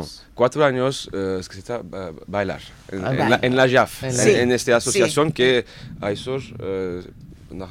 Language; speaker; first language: Spanish; non-native, learner; French